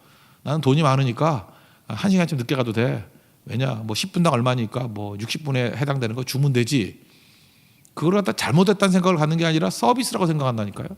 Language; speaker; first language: Korean; native; Korean